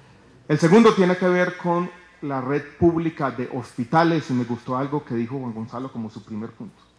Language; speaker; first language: Spanish; native; Spanish